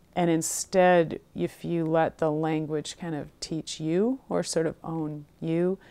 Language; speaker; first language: English; native; English